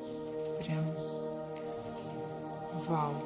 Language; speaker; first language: Russian; native; Russian